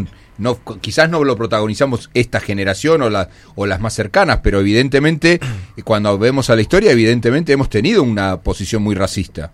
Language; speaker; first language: Spanish; native; Spanish